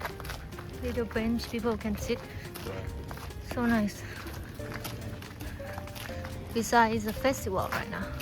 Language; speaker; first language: English; non-native, learner; Thai